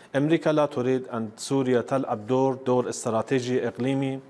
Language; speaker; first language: Arabic; non-native, fluent; Persian